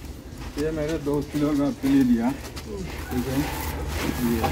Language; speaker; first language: Hindi; non-native, local second language; Malayalam